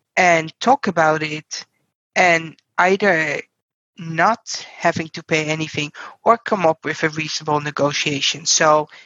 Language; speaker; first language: English; non-native, fluent; Dutch